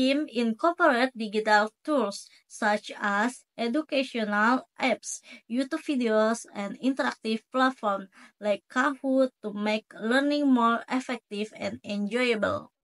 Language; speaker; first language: English; non-native, learner; Indonesian